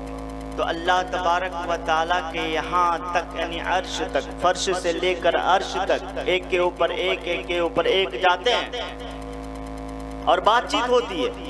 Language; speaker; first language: Urdu; native; Urdu